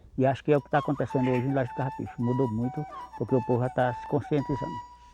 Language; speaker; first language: Portuguese; native; Portuguese